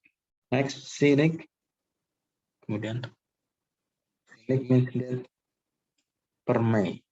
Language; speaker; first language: English; non-native, local second language; Indonesian